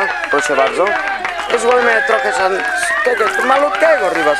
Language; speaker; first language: Polish; non-native, learner; Spanish